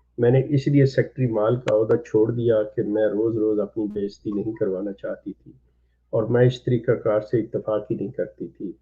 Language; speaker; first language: Urdu; native; Urdu